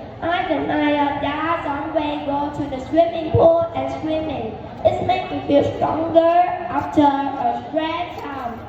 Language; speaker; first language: English; non-native, learner; Vietnamese